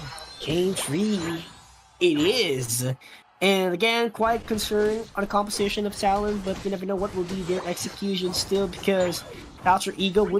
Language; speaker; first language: English; non-native, local second language; Filipino